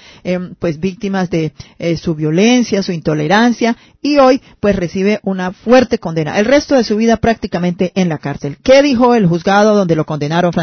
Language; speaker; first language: Spanish; native; Spanish